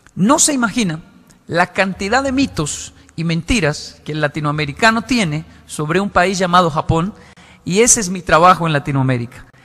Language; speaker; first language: Spanish; non-native, fluent; Japanese